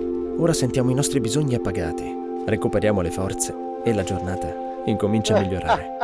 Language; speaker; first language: Italian; native; Italian